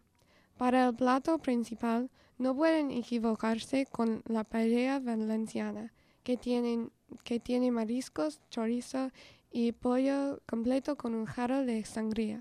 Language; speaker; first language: Spanish; non-native, fluent; English